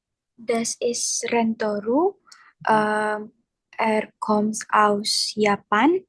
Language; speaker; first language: German; non-native, learner; Indonesian